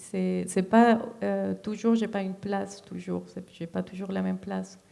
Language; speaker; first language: French; non-native, fluent; Spanish